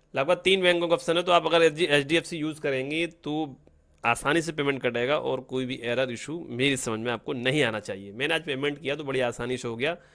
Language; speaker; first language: Hindi; native; Hindi